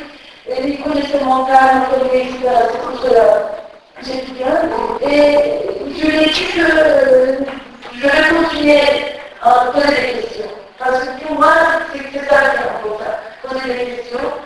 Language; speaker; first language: French; non-native, fluent; Turkish